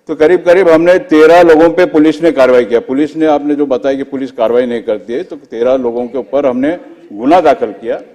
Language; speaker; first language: Hindi; non-native, local second language; Marathi